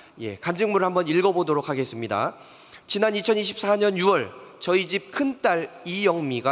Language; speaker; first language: Korean; native; Korean